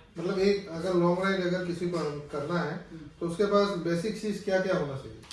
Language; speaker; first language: Hindi; non-native, local second language; Assamese